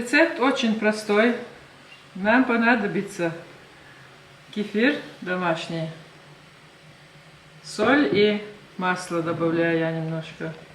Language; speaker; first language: Russian; non-native, local second language; Chechen